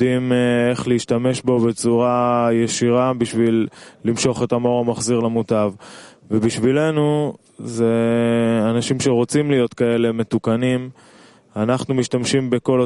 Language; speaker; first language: Hebrew; non-native, fluent; Russian